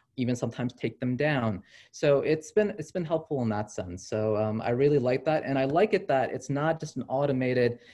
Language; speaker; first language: English; native; English